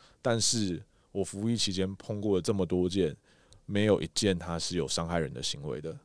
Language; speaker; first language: Chinese; native; Chinese